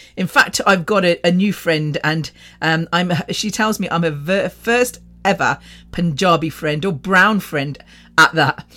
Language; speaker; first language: English; native; English